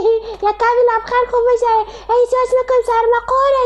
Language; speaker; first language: Persian; native; Persian